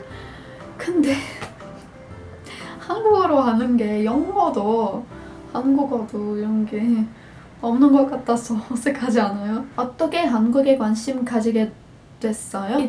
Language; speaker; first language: Korean; non-native, fluent; Portuguese